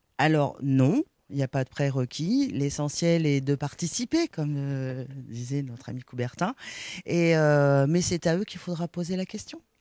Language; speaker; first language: French; native; French